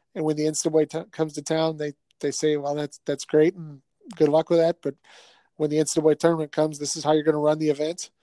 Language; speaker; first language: English; native; English